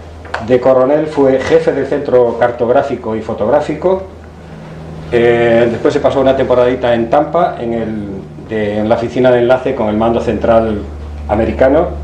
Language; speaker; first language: Spanish; native; Spanish